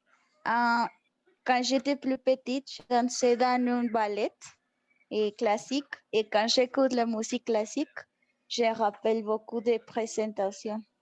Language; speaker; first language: French; non-native, learner; Spanish